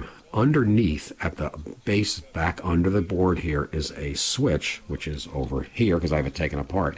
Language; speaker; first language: English; native; English